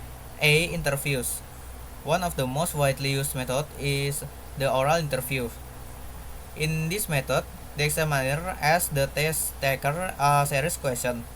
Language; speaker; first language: English; non-native, learner; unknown